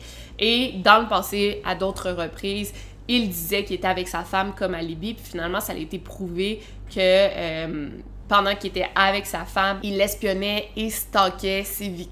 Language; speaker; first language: French; native; French